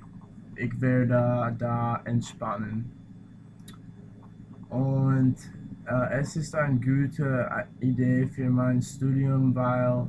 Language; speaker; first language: German; non-native, learner; English